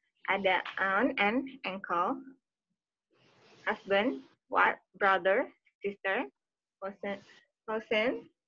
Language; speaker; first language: English; non-native, fluent; Indonesian